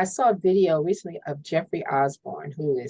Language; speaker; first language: English; native; English